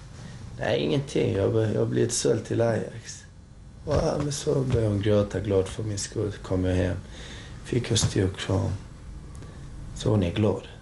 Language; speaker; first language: Swedish; early bilingual, other home language; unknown